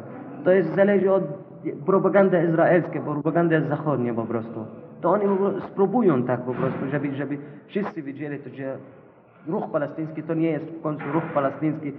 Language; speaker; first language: Polish; non-native, fluent; Arabic